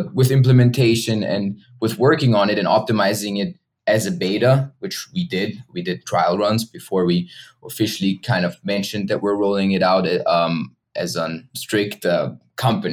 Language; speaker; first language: English; non-native, fluent; German